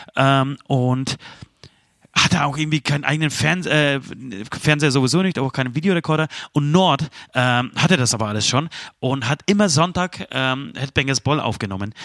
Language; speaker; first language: German; early bilingual, other home language; Polish